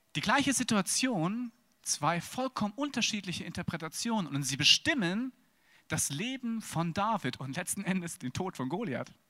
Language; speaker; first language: German; native; German